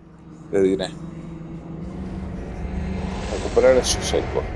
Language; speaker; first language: Spanish; native; Spanish